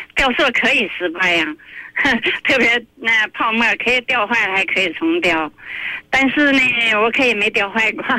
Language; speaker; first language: Chinese; native; Chinese